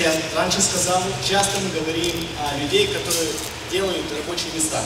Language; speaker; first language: Russian; early bilingual, heritage; Russian